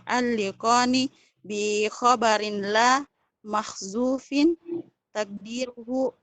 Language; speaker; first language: Arabic; non-native, learner; Indonesian